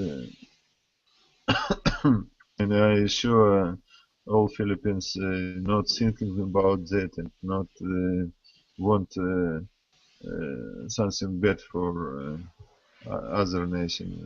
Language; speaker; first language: English; non-native, learner; Russian